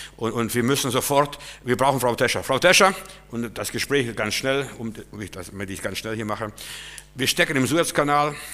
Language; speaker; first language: German; non-native, fluent; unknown